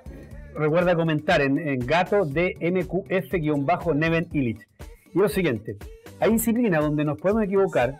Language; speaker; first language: Spanish; native; Spanish